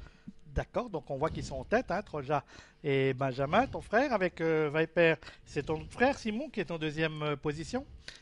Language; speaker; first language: French; native; French